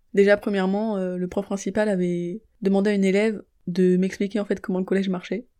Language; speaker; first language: French; native; French